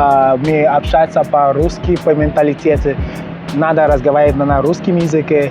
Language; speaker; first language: Russian; non-native, learner; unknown